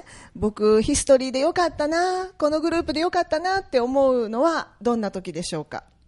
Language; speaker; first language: Japanese; native; Japanese